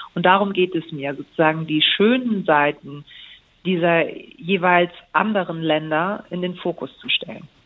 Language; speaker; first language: German; early bilingual, other home language; Greek